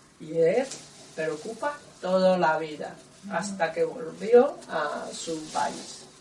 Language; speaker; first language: Spanish; non-native, learner; Chinese